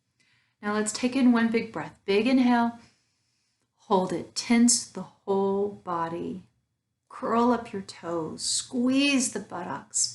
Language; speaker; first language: English; native; English